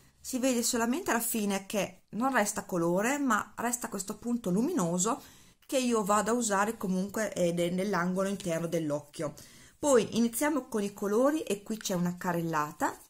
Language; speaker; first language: Italian; native; Italian